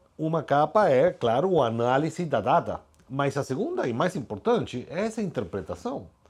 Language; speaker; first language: Portuguese; non-native, fluent; Spanish